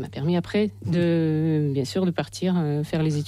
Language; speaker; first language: French; non-native, fluent; Russian